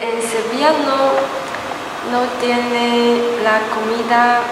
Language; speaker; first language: Spanish; non-native, learner; Chinese